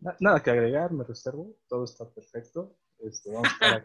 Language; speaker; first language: Spanish; native; Spanish